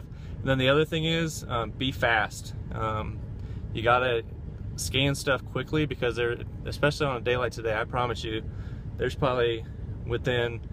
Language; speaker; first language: English; native; English